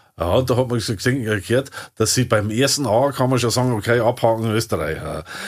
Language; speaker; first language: German; native; German